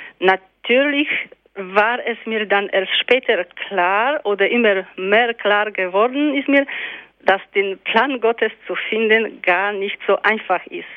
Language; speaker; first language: German; non-native, fluent; Polish